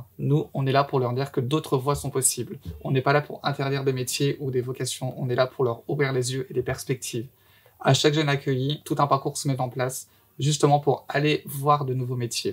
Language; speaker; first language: French; native; French